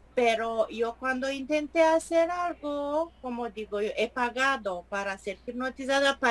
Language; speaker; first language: Spanish; non-native, learner; Romanian